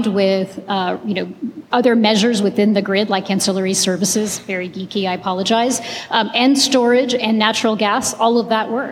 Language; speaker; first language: English; non-native, local second language; Hindi